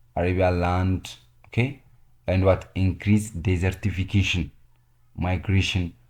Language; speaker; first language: English; non-native, local second language; Amharic